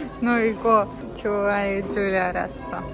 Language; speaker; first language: Korean; non-native, learner; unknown